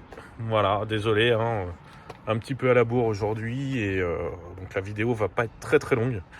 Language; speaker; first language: French; native; French